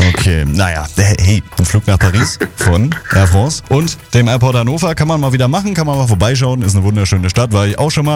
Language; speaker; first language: German; native; German